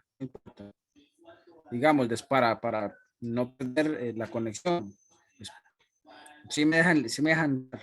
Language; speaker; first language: Spanish; native; Spanish